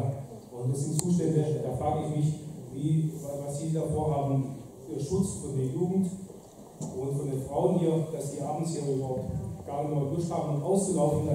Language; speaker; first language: German; native; German